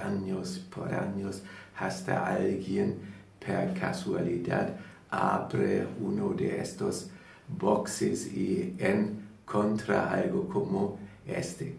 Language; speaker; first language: Spanish; non-native, learner; German